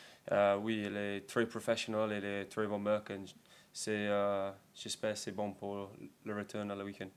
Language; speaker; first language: French; non-native, learner; English